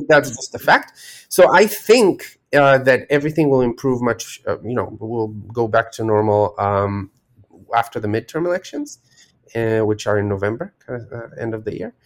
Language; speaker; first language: English; non-native, fluent; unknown